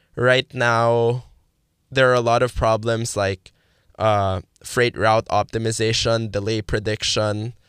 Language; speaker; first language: English; non-native, local second language; Filipino